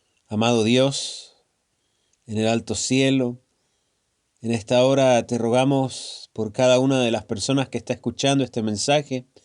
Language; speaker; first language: Spanish; native; Spanish